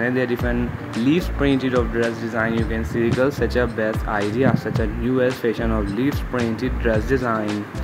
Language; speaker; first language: English; non-native, learner; Urdu